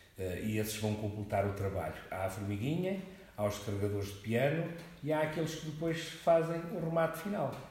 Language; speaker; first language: Portuguese; native; Portuguese